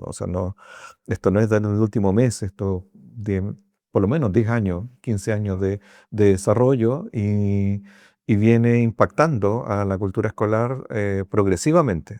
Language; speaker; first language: Spanish; native; Spanish